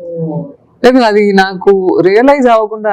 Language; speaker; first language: Telugu; non-native, learner; Tamil